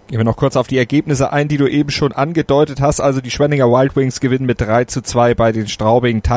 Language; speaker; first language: German; native; German